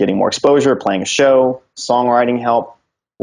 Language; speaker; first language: English; native; English